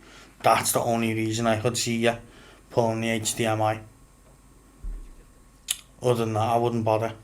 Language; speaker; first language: English; native; English